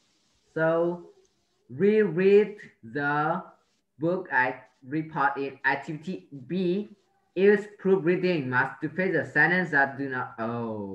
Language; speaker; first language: English; non-native, learner; Vietnamese